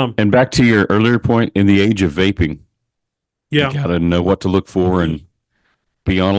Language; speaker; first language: English; native; English